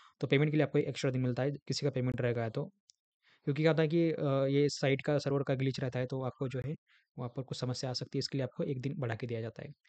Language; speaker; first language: Hindi; non-native, local second language; Marathi